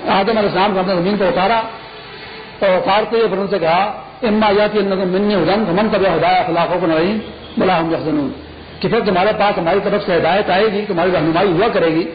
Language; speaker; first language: Urdu; non-native, local second language; Pashto